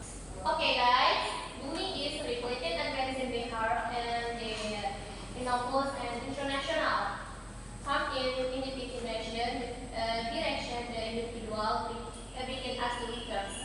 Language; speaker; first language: English; non-native, learner; Indonesian